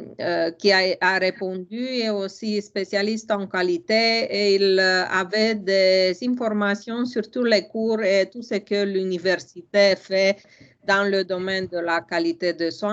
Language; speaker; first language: French; non-native, fluent; Romanian